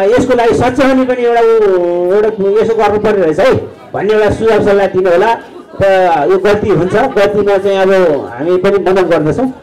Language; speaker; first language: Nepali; non-native, local second language; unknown